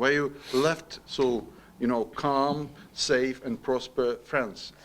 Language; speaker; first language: English; non-native, learner; Ukrainian